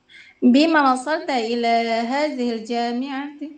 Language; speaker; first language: Arabic; non-native, learner; Indonesian